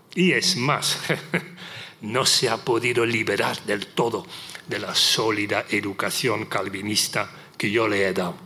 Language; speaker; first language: Spanish; non-native, fluent; Dutch